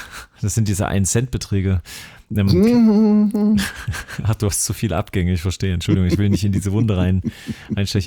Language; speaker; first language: German; native; German